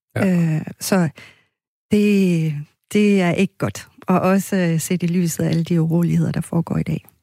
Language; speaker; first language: Danish; native; Danish